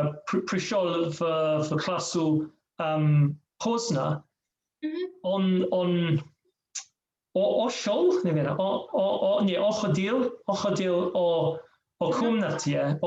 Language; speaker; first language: Russian; non-native, learner; English